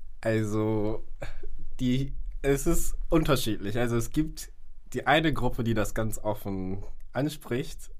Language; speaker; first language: German; early bilingual, other home language; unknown